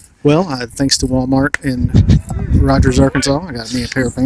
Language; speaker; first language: English; native; English